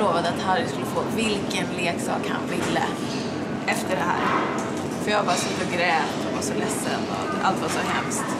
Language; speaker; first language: Swedish; native; Swedish